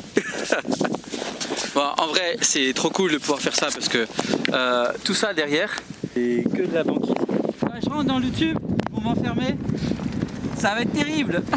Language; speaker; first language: French; native; French